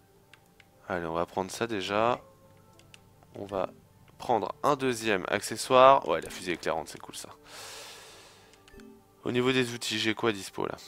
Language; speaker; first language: French; native; French